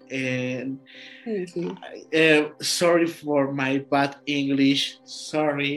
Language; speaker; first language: English; non-native, learner; Spanish